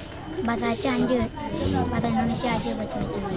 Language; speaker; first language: Indonesian; non-native, learner; Rohingya